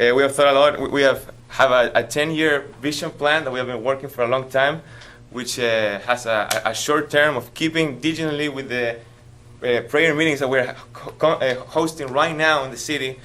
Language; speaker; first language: English; non-native, fluent; Spanish